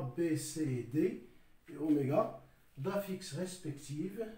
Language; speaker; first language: French; non-native, local second language; Arabic